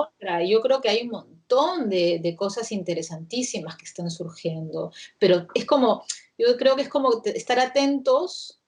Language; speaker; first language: Spanish; native; Spanish